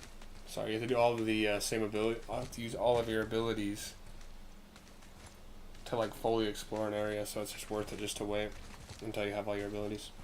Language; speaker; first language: English; native; English